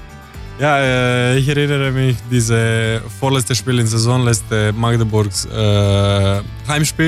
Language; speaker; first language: German; non-native, learner; Croatian